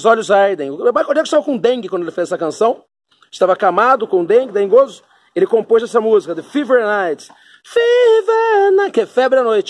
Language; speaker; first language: Portuguese; native; Portuguese